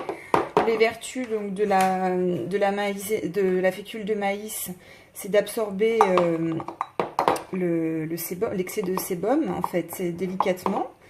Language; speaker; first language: French; native; French